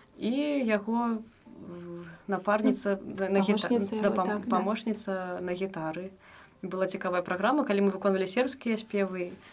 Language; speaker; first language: Belarusian; native; Belarusian